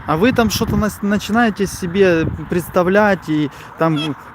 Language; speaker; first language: Russian; non-native, local second language; Ukrainian